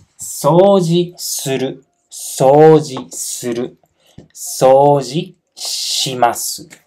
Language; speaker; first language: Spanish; non-native, fluent; Japanese